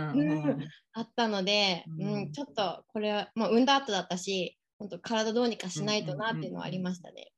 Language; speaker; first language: Japanese; early bilingual, other home language; English